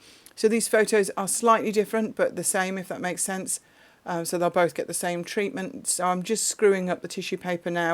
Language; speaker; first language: English; native; English